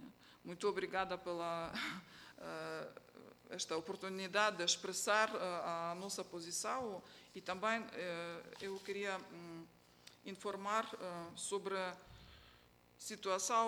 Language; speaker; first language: Portuguese; non-native, fluent; Ukrainian